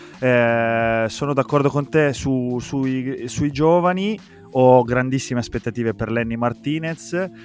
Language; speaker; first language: Italian; native; Italian